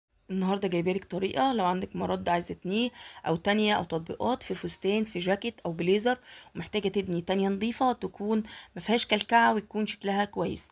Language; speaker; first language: Arabic; native; Arabic